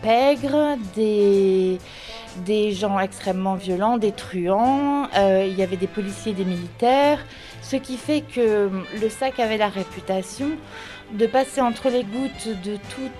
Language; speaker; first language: French; native; French